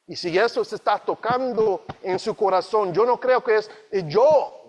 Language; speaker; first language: Spanish; non-native, learner; English